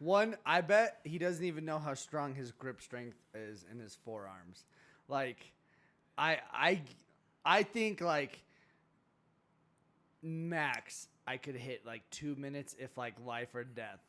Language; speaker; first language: English; native; English